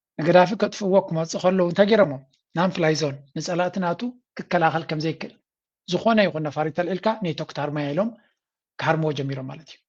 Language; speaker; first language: Tigrinya; native; Tigrinya